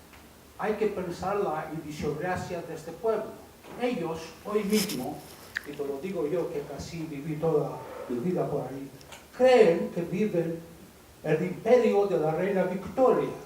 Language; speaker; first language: Spanish; non-native, fluent; Greek